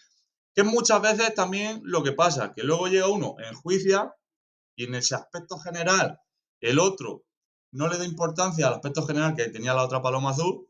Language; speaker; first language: Spanish; native; Spanish